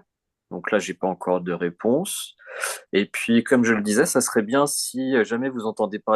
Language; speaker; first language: French; native; French